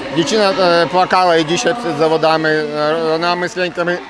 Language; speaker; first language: Polish; non-native, learner; Ukrainian